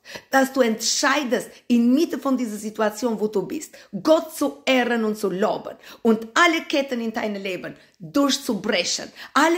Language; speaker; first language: German; non-native, fluent; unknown